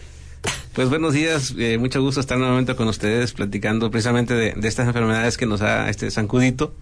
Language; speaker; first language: Spanish; native; Spanish